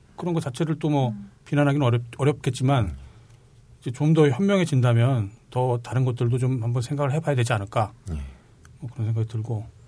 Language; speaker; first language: Korean; native; Korean